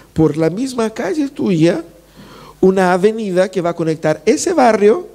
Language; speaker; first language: Spanish; non-native, fluent; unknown